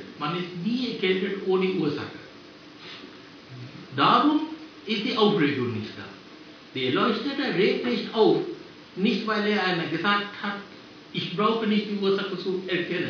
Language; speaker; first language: German; non-native, fluent; Sinhala